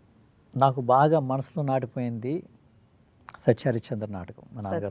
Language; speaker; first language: Telugu; native; Telugu